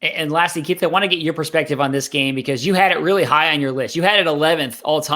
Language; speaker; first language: English; native; English